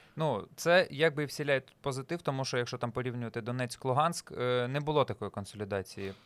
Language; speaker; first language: Ukrainian; native; Ukrainian